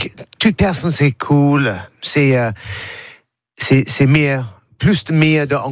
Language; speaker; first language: French; non-native, learner; English